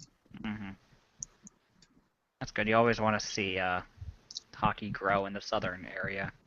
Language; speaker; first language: English; native; English